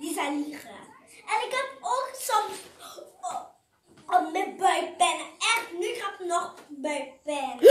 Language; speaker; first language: Dutch; non-native, learner; French